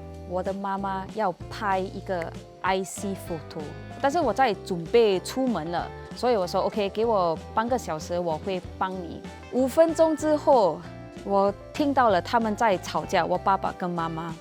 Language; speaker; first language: Chinese; non-native, local second language; English